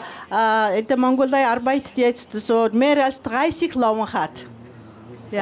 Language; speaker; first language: German; non-native, fluent; Mongolian